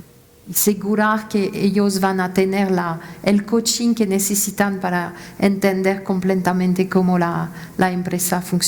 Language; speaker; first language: Spanish; non-native, fluent; French